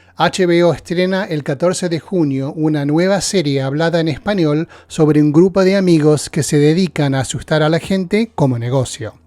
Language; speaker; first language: Spanish; early bilingual, heritage; Spanish